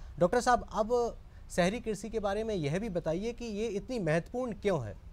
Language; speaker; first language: Hindi; native; Hindi